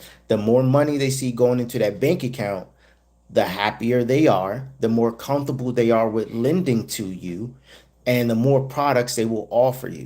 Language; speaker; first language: English; native; English